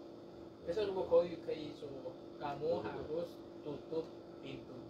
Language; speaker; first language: Chinese; non-native, learner; Indonesian